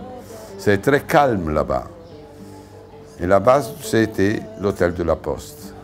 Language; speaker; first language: French; non-native, fluent; Italian